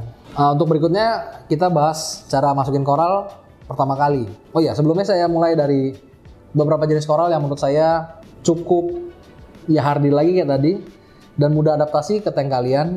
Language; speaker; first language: Indonesian; native; Indonesian